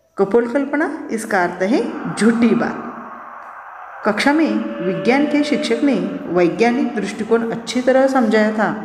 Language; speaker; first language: Hindi; non-native, local second language; Marathi